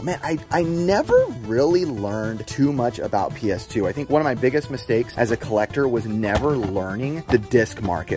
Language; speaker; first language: English; native; English